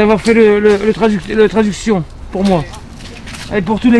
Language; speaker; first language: French; non-native, learner; Pashto